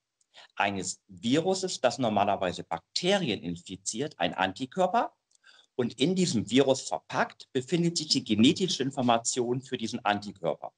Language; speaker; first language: German; native; German